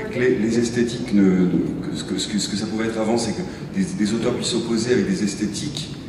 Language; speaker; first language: French; native; French